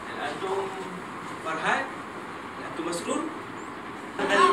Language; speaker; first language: Arabic; non-native, learner; Malay